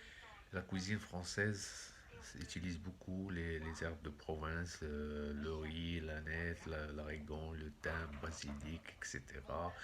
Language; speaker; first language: French; non-native, local second language; Arabic